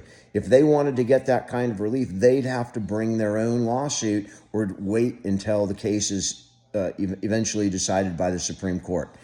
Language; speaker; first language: English; native; English